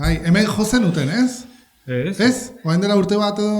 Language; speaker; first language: Basque; native; Basque